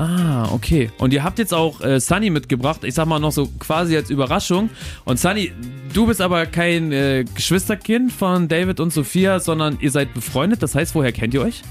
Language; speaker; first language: German; native; German